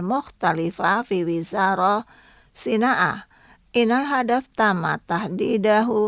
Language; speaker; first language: Arabic; non-native, fluent; Indonesian